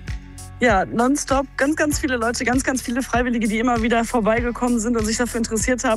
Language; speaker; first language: German; native; German